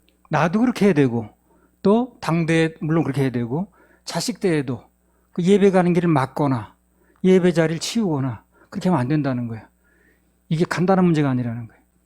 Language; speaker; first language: Korean; native; Korean